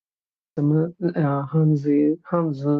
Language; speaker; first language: Chinese; non-native, learner; Bangla